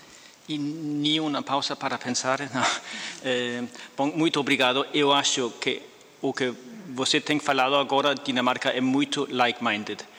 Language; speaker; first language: Portuguese; non-native, fluent; Danish